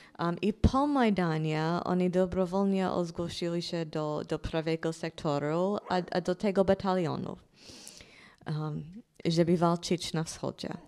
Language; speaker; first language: Polish; non-native, fluent; English